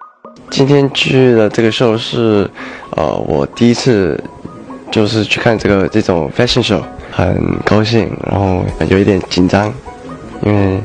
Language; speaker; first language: Chinese; early bilingual, heritage; Chinese